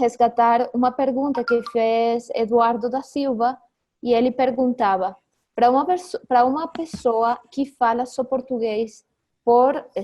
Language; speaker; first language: Portuguese; non-native, fluent; Spanish